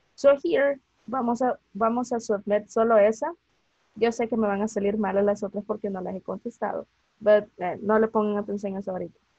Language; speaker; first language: Spanish; native; Spanish